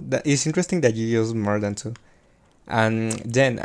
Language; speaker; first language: English; non-native, learner; Spanish